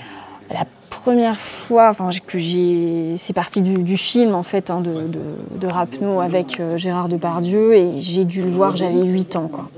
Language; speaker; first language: French; native; French